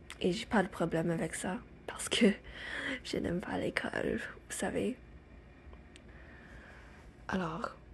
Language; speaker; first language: French; non-native, learner; English